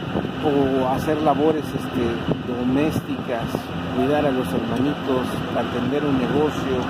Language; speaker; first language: Spanish; native; Spanish